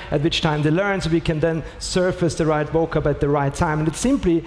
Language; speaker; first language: English; non-native, fluent; German